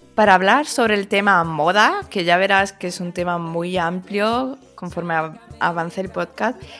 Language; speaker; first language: Spanish; early bilingual, other home language; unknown